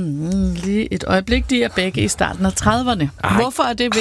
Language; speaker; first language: Danish; native; Danish